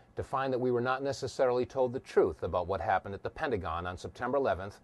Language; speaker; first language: English; native; English